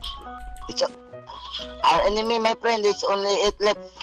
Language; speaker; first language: English; non-native, local second language; Cebuano